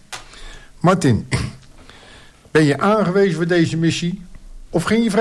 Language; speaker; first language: Dutch; native; Dutch